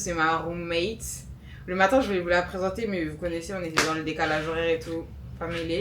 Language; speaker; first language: French; native; French